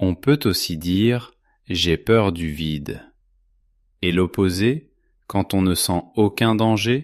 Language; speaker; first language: French; native; French